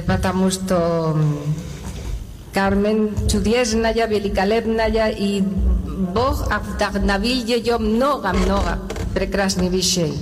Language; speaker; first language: Russian; non-native, learner; Spanish